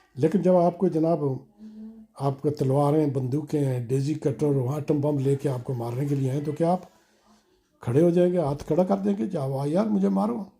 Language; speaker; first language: Urdu; native; Urdu